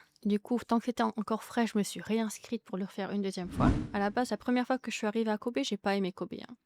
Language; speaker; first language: French; native; French